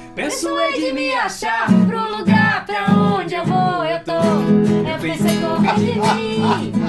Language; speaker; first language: Portuguese; native; Portuguese